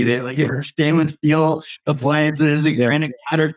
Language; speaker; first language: English; native; English